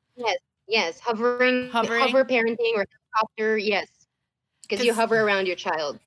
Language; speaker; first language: English; non-native, local second language; Filipino